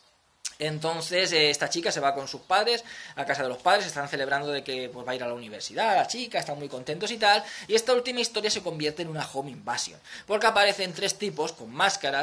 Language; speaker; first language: Spanish; native; Spanish